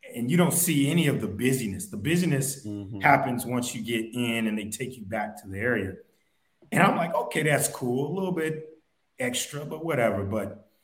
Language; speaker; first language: English; native; English